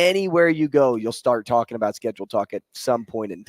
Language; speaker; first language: English; native; English